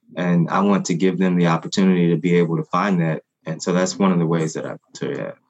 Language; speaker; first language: English; non-native, fluent; Haitian Creole